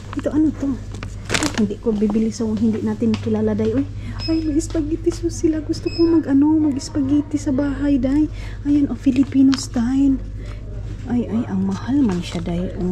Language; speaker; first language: Filipino; non-native, local second language; Cebuano